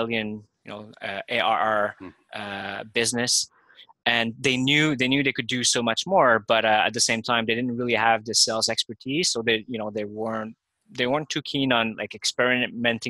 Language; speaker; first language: English; native; English